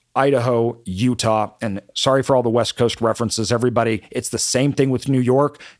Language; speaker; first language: English; native; English